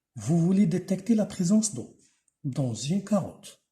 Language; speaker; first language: French; non-native, local second language; Arabic